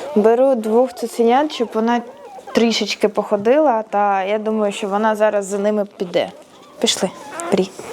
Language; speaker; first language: Ukrainian; non-native, local second language; Russian